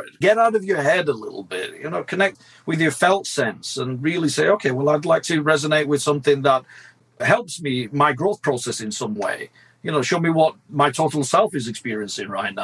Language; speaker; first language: English; native; English